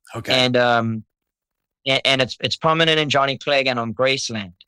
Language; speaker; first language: English; native; English